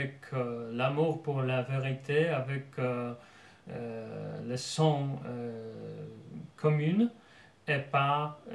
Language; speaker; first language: French; non-native, fluent; Polish